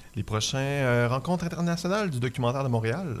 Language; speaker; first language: French; native; French